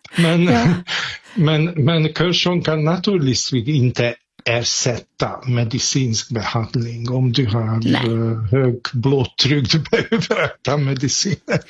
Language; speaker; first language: Swedish; non-native, fluent; Hungarian